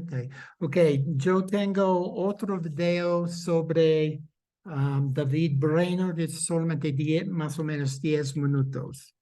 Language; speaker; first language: Spanish; non-native, fluent; English